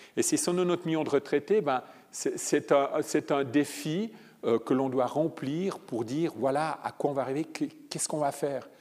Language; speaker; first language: French; early bilingual, other home language; Italian